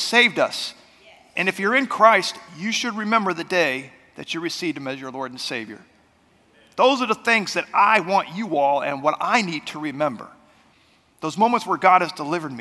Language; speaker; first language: English; native; English